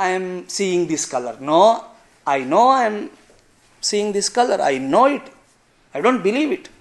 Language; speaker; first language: English; non-native, local second language; Telugu